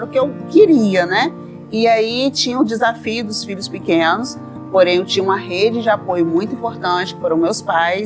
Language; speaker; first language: Portuguese; native; Portuguese